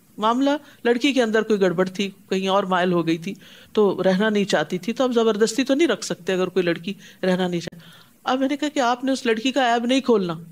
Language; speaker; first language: Urdu; native; Urdu